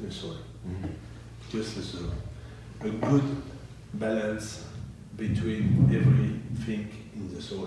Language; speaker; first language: English; non-native, learner; French